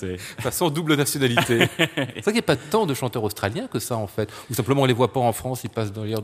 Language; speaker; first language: French; native; French